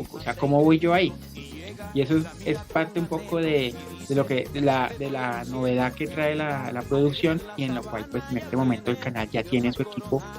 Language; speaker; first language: Spanish; native; Spanish